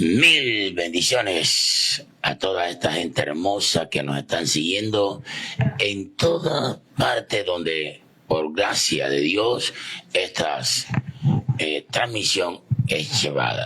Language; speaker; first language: Spanish; native; Spanish